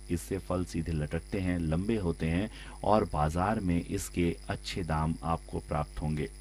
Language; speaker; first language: Hindi; native; Hindi